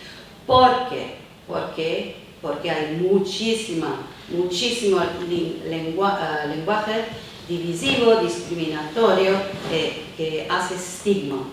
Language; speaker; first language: Spanish; non-native, fluent; Italian